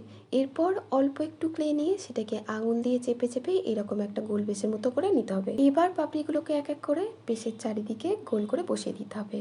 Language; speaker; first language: Bangla; native; Bangla